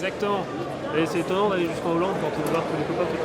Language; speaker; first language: French; native; French